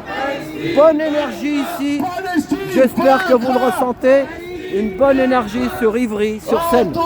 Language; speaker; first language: French; native; French